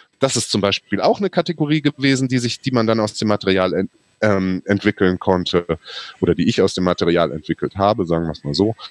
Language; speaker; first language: German; native; German